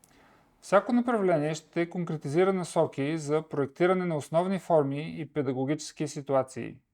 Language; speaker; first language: Bulgarian; native; Bulgarian